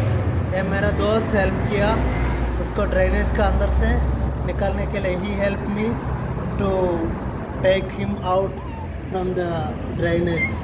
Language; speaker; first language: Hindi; non-native, local second language; Malayalam